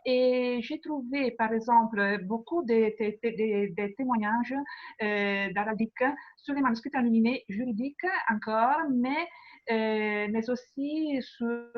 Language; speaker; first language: French; non-native, fluent; Italian